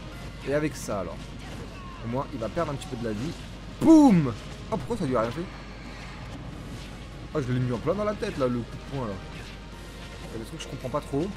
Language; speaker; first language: French; native; French